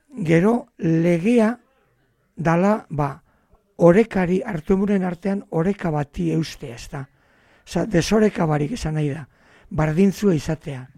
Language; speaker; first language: Basque; native; Basque